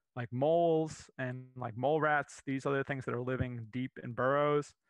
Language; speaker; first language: English; native; English